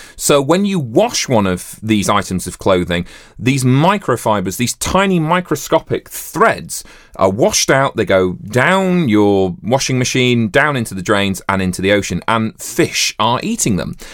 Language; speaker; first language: English; native; English